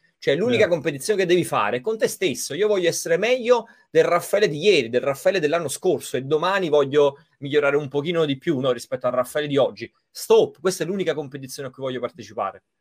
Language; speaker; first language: Italian; native; Italian